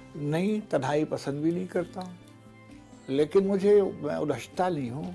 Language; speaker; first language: Urdu; native; Urdu